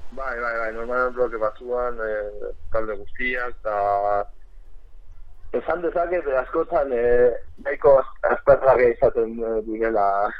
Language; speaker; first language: Basque; non-native, local second language; Spanish